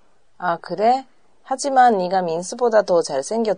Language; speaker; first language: Korean; non-native, fluent; Japanese